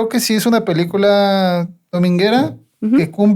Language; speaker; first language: Spanish; native; Spanish